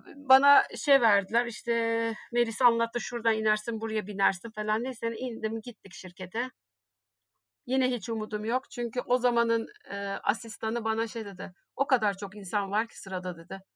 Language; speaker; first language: Turkish; native; Turkish